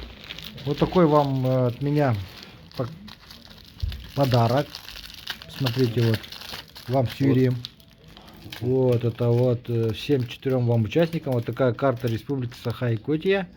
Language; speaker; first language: Russian; native; Russian